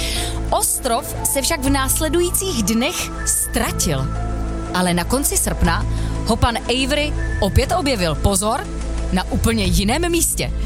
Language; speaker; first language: Czech; native; Czech